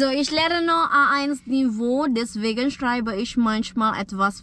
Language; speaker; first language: German; non-native, learner; Indonesian